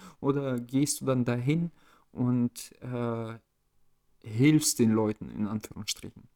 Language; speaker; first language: German; early bilingual, other home language; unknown